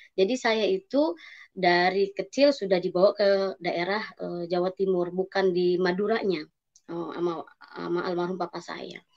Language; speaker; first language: Indonesian; native; Indonesian